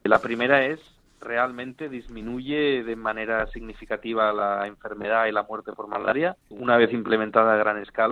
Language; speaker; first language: Spanish; native; Spanish